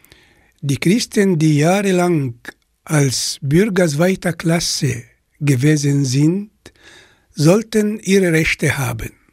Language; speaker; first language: German; non-native, fluent; Arabic